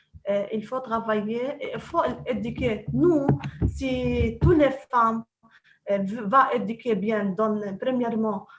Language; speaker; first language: French; non-native, local second language; Arabic